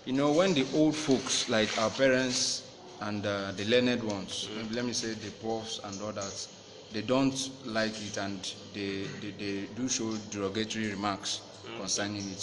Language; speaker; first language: English; non-native, local second language; Igbo